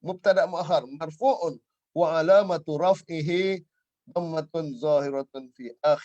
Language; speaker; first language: Arabic; non-native, fluent; Malay